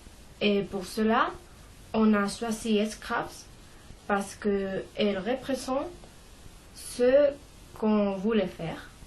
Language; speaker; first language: French; non-native, learner; Spanish